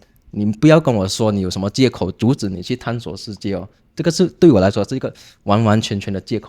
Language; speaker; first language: Chinese; non-native, local second language; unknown